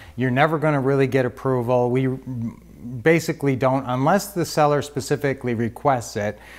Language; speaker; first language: English; native; English